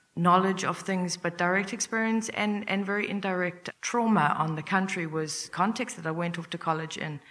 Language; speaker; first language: English; native; English